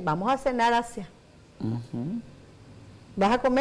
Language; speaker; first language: Spanish; native; Spanish